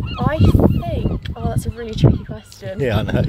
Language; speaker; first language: English; native; English